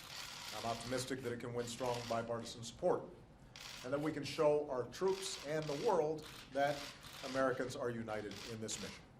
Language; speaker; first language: English; native; English